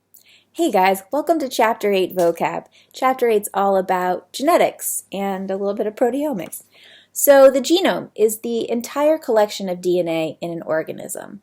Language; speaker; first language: English; native; English